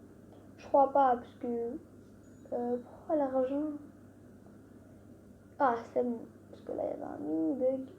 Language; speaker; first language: French; native; French